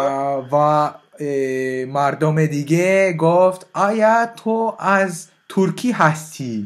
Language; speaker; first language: Persian; non-native, learner; French